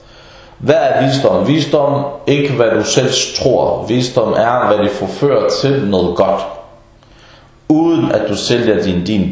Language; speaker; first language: Danish; early bilingual, other home language; Arabic